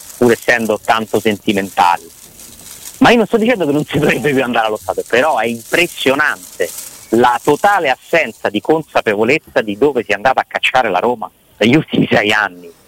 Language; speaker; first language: Italian; native; Italian